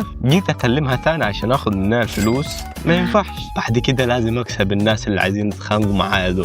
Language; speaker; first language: Arabic; native; Arabic